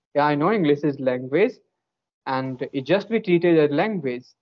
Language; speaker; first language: English; non-native, local second language; Hindi